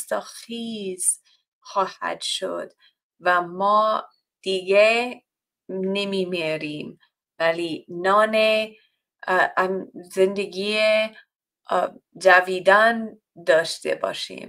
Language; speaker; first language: Persian; non-native, fluent; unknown